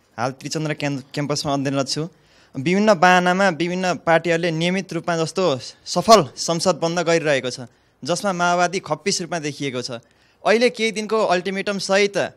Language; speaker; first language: Nepali; native; Nepali